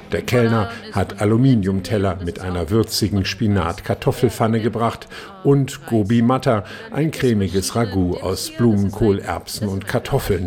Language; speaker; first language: German; native; German